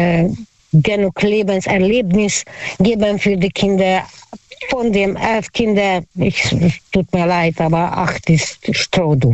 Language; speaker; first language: German; non-native, learner; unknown